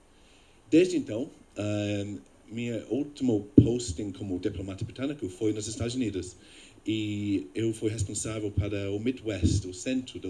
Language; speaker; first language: Portuguese; non-native, fluent; English